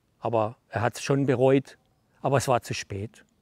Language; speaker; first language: German; native; German